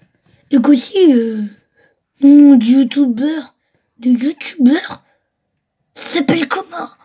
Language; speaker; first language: French; early bilingual, other home language; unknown